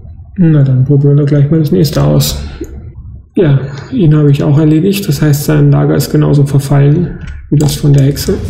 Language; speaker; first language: German; native; German